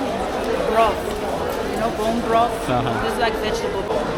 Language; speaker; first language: English; non-native, fluent; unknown